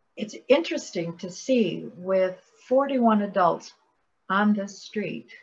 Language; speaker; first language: English; native; English